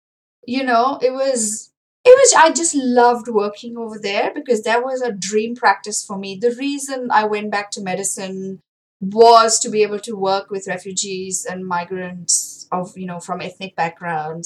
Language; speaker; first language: English; non-native, local second language; Marathi